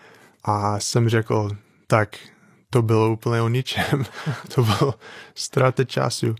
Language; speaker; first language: Czech; non-native, fluent; English